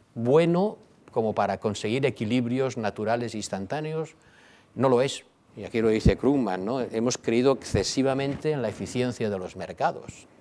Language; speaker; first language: Spanish; non-native, local second language; Catalan